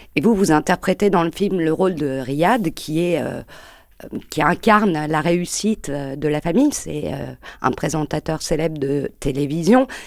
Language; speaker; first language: French; native; French